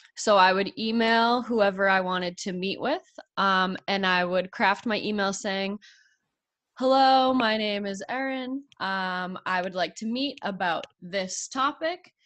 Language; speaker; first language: English; native; English